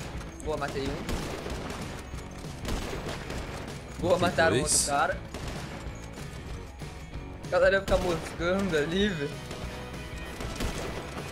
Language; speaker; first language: Portuguese; native; Portuguese